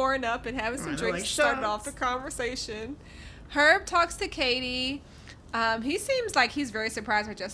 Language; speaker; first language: English; native; English